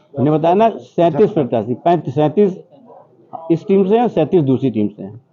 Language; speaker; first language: Hindi; native; Hindi